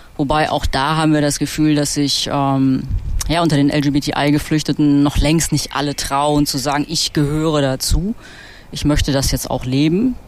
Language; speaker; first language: German; native; German